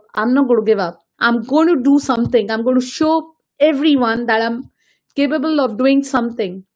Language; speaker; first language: English; non-native, local second language; Hindi